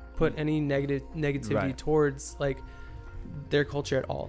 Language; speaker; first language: English; early bilingual, heritage; English